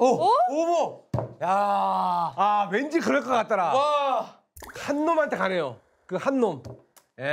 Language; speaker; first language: Korean; native; Korean